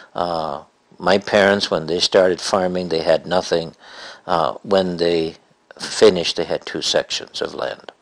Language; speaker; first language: English; native; English